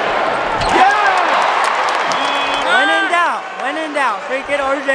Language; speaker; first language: English; native; English